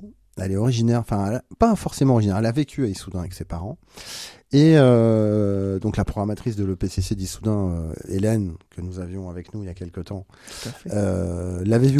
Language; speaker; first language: French; native; French